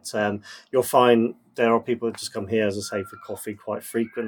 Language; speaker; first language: English; native; English